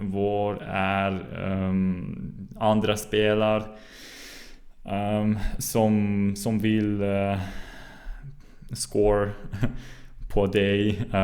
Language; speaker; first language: Swedish; non-native, learner; German